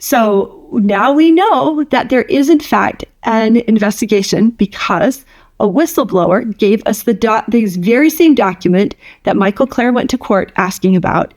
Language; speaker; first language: English; native; English